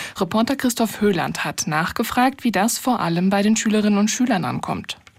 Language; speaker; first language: German; native; German